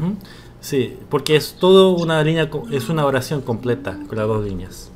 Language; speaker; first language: Spanish; non-native, fluent; Korean